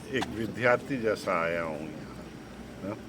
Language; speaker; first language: Hindi; non-native, local second language; Telugu